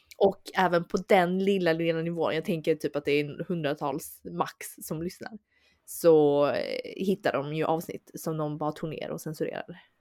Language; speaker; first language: Swedish; early bilingual, other home language; Chinese